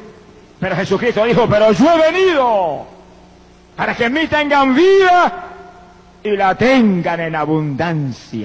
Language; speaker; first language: Spanish; native; Spanish